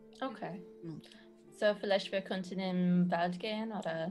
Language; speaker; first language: German; non-native, learner; English